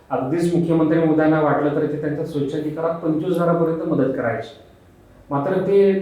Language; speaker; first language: Marathi; native; Marathi